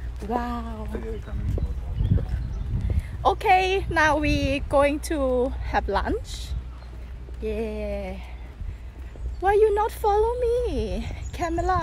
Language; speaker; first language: English; non-native, learner; Thai